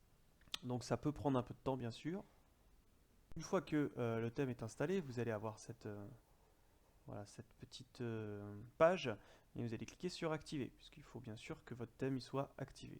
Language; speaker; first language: French; native; French